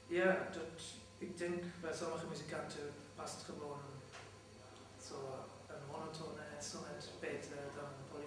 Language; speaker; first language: Dutch; non-native, fluent; German